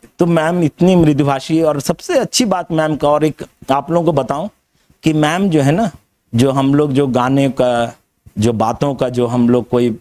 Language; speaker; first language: Hindi; native; Hindi